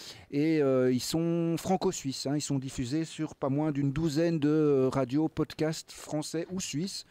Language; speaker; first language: French; native; French